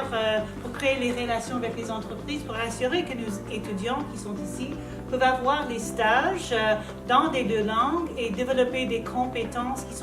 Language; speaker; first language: French; non-native, local second language; English